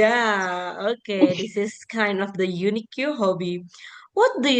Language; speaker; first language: English; non-native, learner; Indonesian